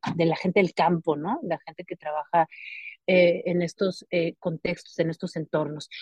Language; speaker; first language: Spanish; native; Spanish